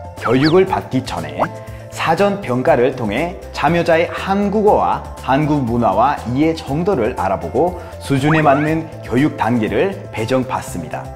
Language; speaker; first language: Korean; non-native, fluent; Spanish